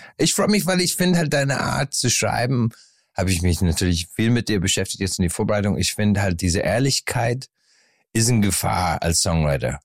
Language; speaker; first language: German; non-native, fluent; English